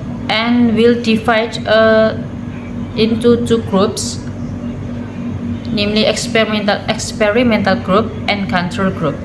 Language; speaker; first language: English; non-native, learner; Indonesian